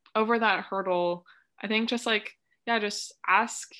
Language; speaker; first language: English; native; English